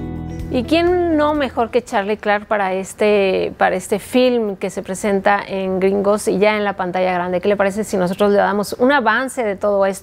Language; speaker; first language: Spanish; native; Spanish